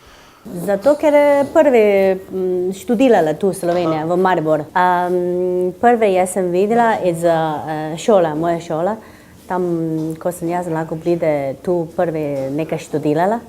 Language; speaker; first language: Slovenian; non-native, learner; Chinese